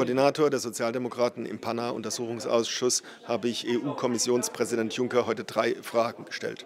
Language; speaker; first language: German; native; German